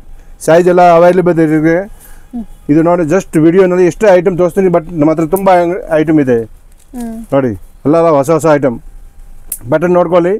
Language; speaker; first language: Kannada; non-native, local second language; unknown